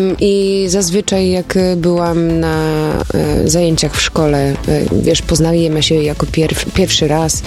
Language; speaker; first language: Polish; early bilingual, other home language; German